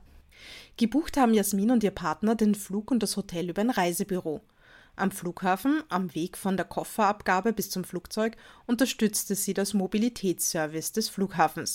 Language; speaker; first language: German; native; German